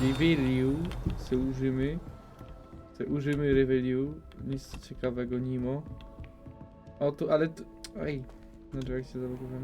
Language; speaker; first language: Polish; native; Polish